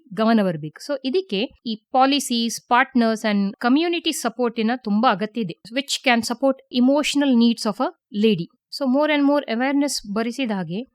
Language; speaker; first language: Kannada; native; Kannada